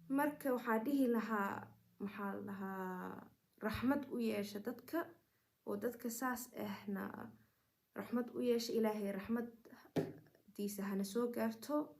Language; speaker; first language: Somali; early bilingual, heritage; Somali